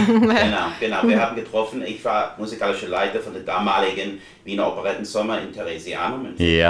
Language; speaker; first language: German; non-native, fluent; English